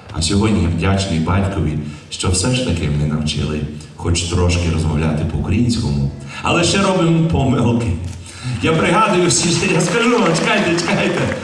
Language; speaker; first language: Ukrainian; early bilingual, heritage; Ukrainian